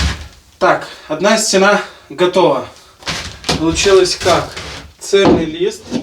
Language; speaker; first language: Russian; native; Russian